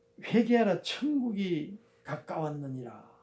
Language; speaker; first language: Korean; native; Korean